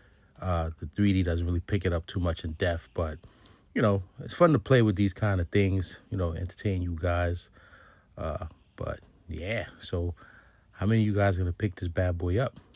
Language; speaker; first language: English; native; English